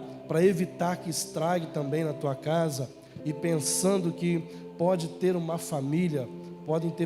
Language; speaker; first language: Portuguese; native; Portuguese